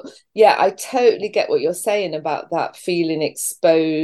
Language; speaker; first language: English; native; English